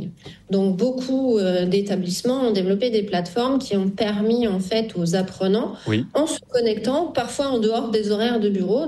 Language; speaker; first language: French; native; French